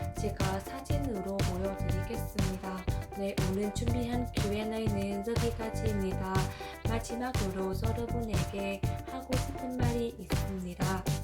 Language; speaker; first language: Korean; non-native, learner; Vietnamese